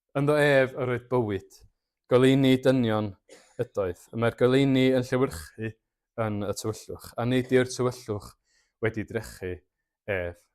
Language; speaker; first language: Welsh; native; Welsh